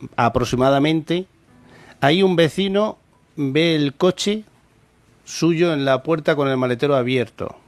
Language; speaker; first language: Spanish; native; Spanish